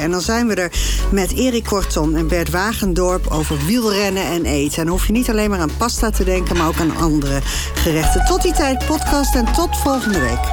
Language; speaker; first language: Dutch; native; Dutch